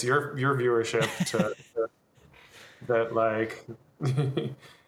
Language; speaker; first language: English; native; English